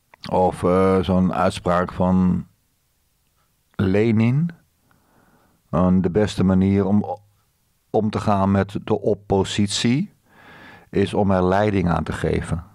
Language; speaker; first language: Dutch; native; Dutch